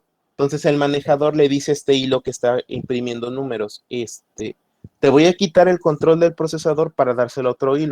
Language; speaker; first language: Spanish; native; Spanish